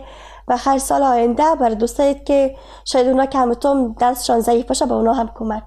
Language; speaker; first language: Persian; native; Persian